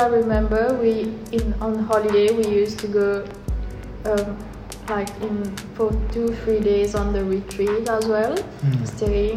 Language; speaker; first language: English; non-native, fluent; Morisyen